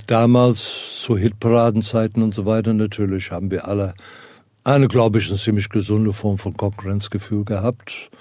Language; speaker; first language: German; non-native, fluent; Afrikaans